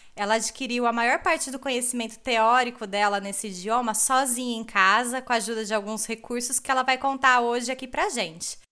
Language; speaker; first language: Portuguese; native; Portuguese